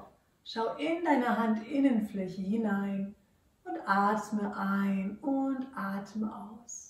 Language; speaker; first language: German; native; German